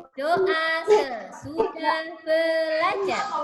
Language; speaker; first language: Indonesian; native; Indonesian